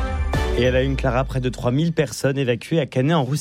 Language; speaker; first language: French; native; French